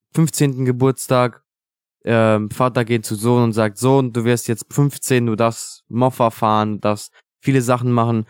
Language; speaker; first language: German; non-native, fluent; Italian